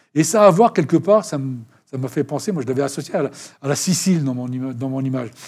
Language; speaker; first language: French; native; French